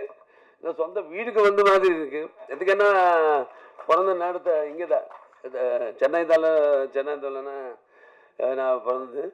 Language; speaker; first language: Tamil; non-native, learner; Telugu